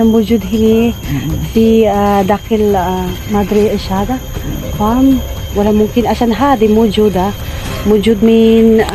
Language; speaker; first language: Arabic; non-native, learner; Filipino